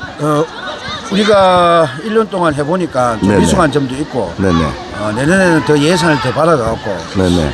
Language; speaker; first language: Korean; native; Korean